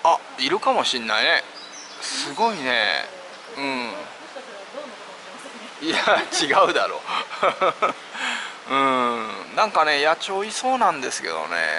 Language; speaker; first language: Japanese; native; Japanese